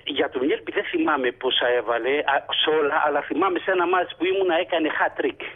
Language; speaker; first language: Greek; native; Greek